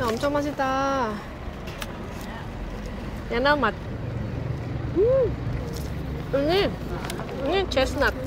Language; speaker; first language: Korean; non-native, learner; Indonesian